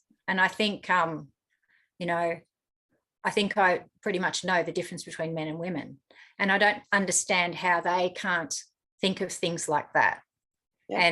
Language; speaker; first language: English; native; English